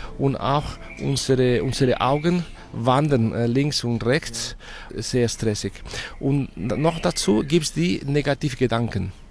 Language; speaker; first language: German; non-native, fluent; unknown